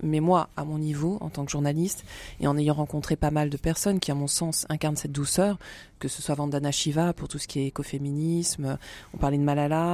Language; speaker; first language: French; native; French